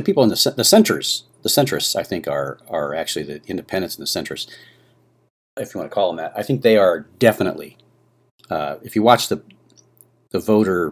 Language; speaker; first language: English; native; English